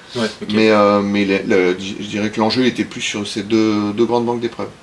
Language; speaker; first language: French; native; French